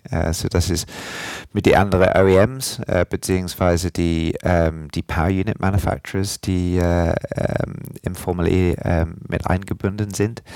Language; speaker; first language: German; non-native, fluent; English